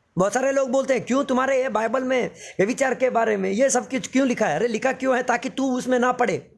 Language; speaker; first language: Hindi; non-native, local second language; Telugu